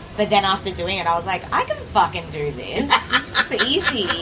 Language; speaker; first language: English; native; English